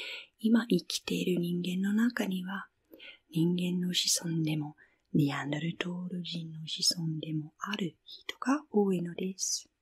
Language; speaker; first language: Japanese; non-native, fluent; English